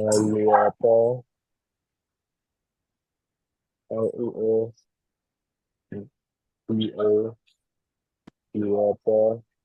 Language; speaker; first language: Chinese; non-native, learner; Indonesian